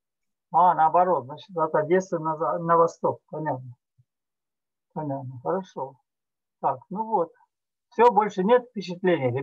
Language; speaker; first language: Russian; native; Russian